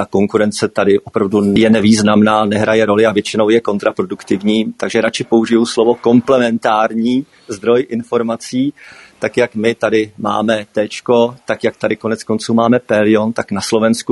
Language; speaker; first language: Czech; native; Czech